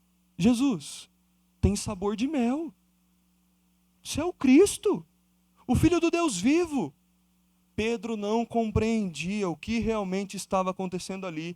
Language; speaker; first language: Portuguese; native; Portuguese